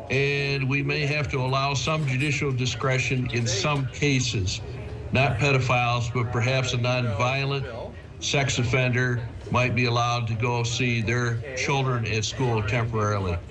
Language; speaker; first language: English; native; English